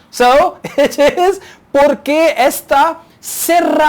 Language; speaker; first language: Spanish; non-native, learner; Urdu